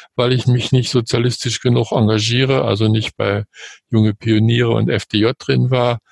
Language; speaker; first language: German; native; German